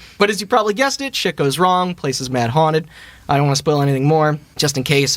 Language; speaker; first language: English; native; English